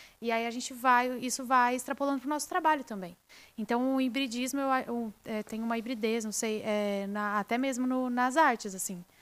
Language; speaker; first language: Portuguese; native; Portuguese